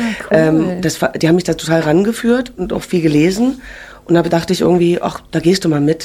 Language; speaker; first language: German; native; German